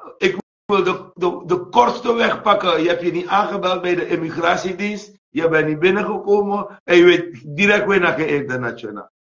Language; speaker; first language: Dutch; native; Dutch